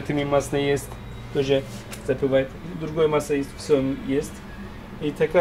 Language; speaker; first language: Russian; non-native, learner; Turkish